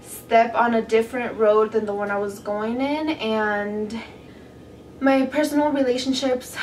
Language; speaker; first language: English; native; English